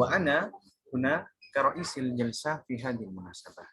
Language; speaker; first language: Arabic; non-native, learner; Indonesian